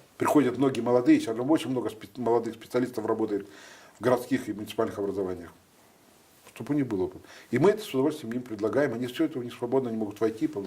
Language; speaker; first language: Russian; native; Russian